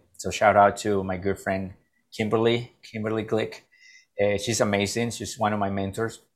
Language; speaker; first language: English; non-native, fluent; Spanish